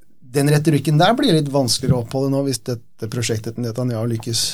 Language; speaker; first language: Norwegian; native; Norwegian